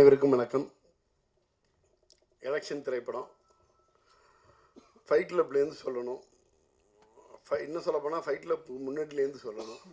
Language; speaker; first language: Tamil; native; Tamil